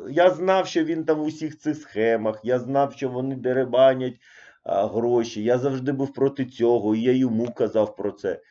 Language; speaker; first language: Ukrainian; non-native, local second language; Russian